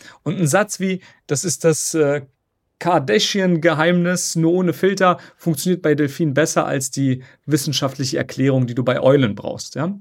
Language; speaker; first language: German; native; German